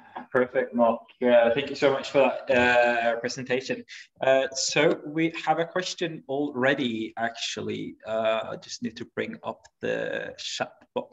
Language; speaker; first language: English; non-native, fluent; Norwegian